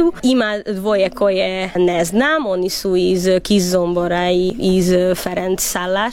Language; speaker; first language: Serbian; non-native, local second language; Hungarian